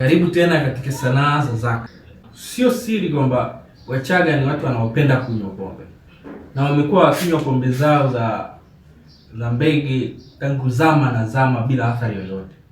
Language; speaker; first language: Swahili; native; Swahili